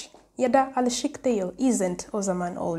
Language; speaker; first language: Turkish; non-native, learner; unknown